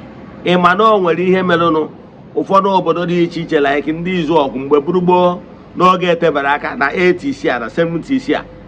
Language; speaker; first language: Igbo; native; Igbo